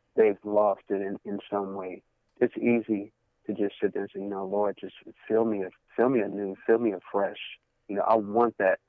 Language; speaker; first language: English; native; English